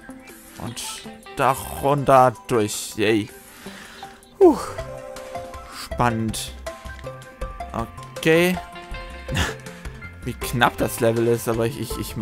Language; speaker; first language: German; native; German